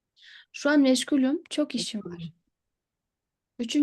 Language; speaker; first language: Turkish; non-native, fluent; Kyrgyz